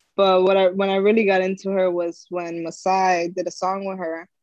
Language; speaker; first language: English; native; English